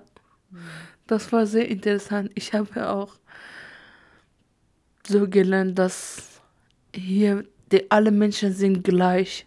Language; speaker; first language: German; non-native, learner; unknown